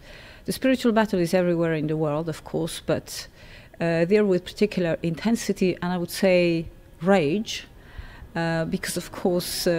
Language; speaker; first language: English; non-native, fluent; French